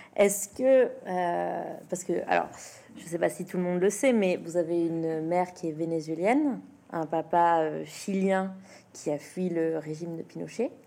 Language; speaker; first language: French; native; French